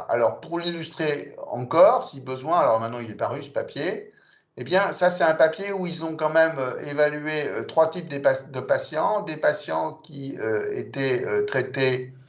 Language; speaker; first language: French; native; French